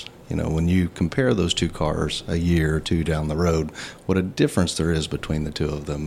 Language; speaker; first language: English; native; English